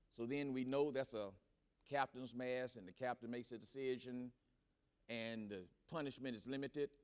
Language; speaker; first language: English; native; English